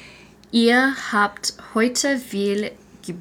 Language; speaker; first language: German; non-native, learner; English